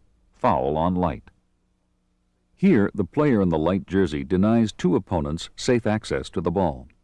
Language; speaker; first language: English; native; English